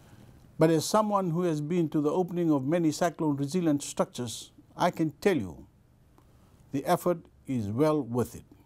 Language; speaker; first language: English; non-native, local second language; Fijian